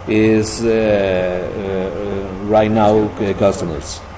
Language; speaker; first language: English; non-native, learner; Spanish